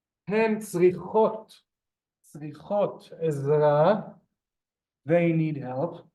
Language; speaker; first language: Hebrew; non-native, fluent; English